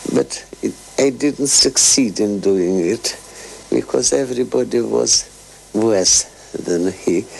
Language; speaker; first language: English; non-native, fluent; Russian